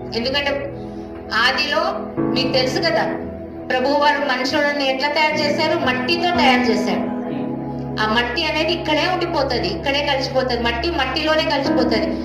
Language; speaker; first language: Telugu; non-native, local second language; Hindi